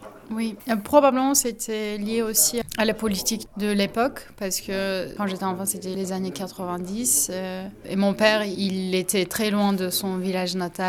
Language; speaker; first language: French; non-native, fluent; Turkish